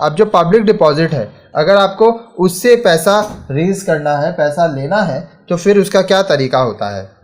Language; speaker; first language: Hindi; native; Hindi